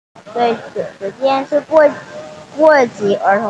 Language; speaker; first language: Chinese; non-native, learner; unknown